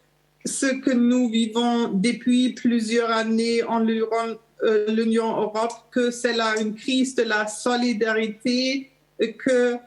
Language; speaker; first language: French; non-native, learner; German